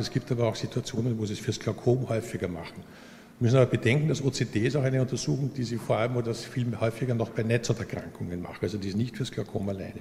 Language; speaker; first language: German; native; German